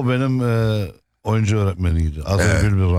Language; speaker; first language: Turkish; non-native, fluent; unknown